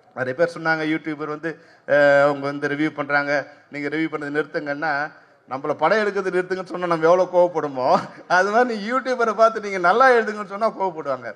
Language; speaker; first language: Tamil; native; Tamil